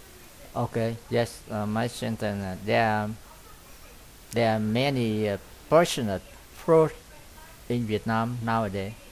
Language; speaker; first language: English; non-native, learner; Vietnamese